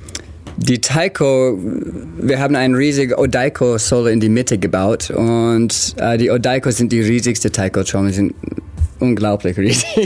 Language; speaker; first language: German; non-native, learner; English